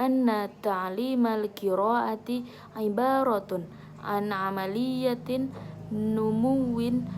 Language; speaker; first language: Arabic; non-native, learner; Indonesian